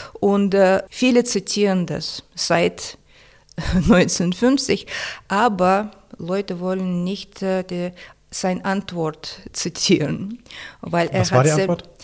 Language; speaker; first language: German; non-native, fluent; Russian